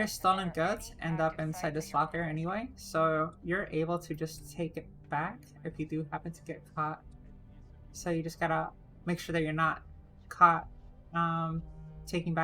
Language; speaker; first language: English; native; English